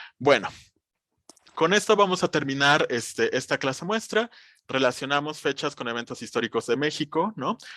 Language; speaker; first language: Spanish; native; Spanish